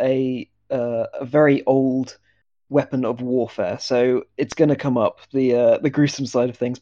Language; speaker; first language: English; native; English